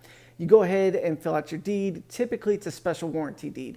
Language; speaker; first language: English; native; English